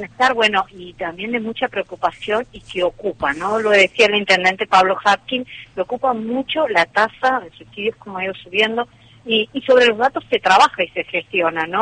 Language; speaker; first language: Spanish; native; Spanish